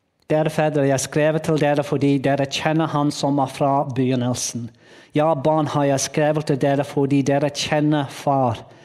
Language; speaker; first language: Norwegian; non-native, learner; English